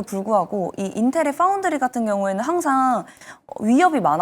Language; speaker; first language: Korean; native; Korean